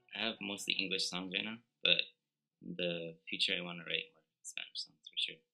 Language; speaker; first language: English; native; English